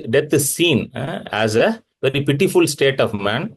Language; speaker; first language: English; non-native, local second language; Tamil